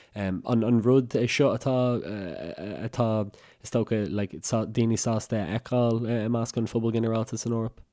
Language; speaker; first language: Irish; native; Irish